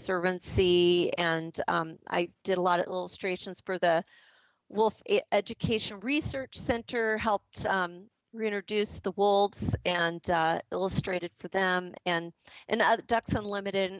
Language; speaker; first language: English; native; English